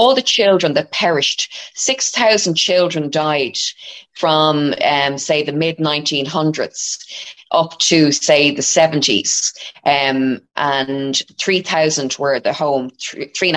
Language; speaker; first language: English; native; English